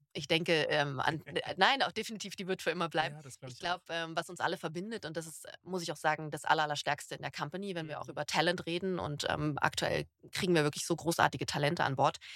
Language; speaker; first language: German; native; German